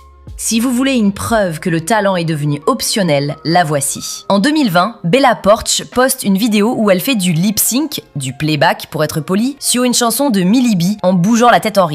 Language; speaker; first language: French; native; French